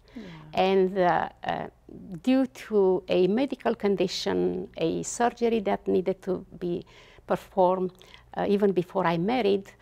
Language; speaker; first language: English; non-native, fluent; Romanian